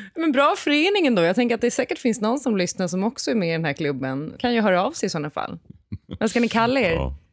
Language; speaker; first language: Swedish; native; Swedish